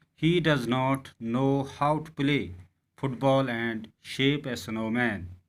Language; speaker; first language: English; non-native, local second language; Urdu